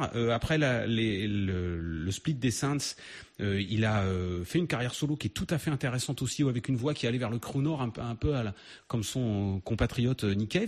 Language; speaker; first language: French; native; French